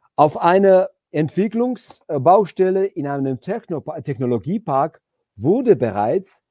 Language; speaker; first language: German; non-native, fluent; Georgian